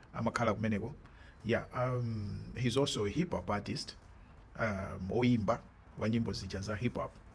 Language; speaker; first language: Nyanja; native; Nyanja